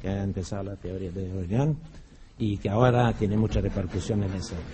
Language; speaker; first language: Spanish; non-native, fluent; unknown